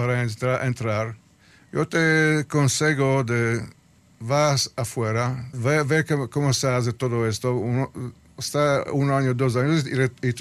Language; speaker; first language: Spanish; early bilingual, heritage; Spanish